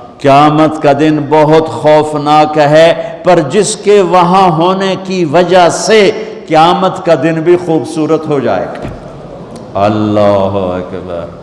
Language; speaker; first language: Urdu; non-native, local second language; Punjabi